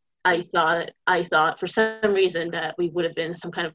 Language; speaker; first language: English; non-native, fluent; Italian